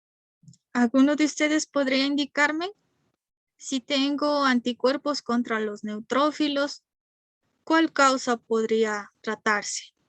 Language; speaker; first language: Spanish; native; Spanish